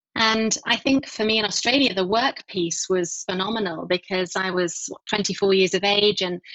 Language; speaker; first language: English; native; English